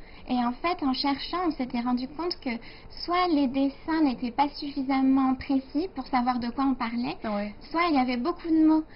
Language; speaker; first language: French; native; French